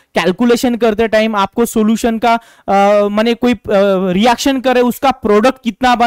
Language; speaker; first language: Hindi; non-native, local second language; Marathi